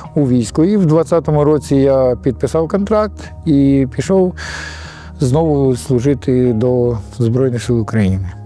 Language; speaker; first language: Ukrainian; native; Ukrainian